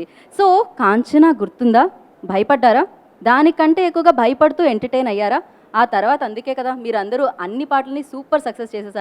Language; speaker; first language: Telugu; native; Telugu